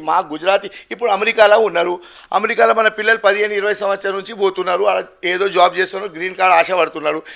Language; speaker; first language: Telugu; non-native, local second language; Gujarati